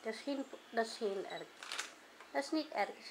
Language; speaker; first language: Dutch; non-native, learner; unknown